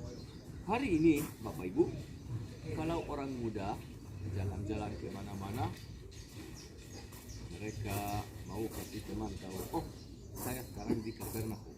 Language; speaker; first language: Indonesian; non-native, fluent; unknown